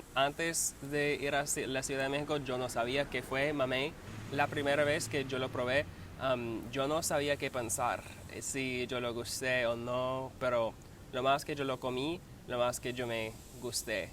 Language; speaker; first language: Spanish; non-native, learner; English